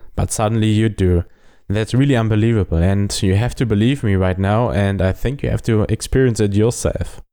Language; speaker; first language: English; non-native, fluent; German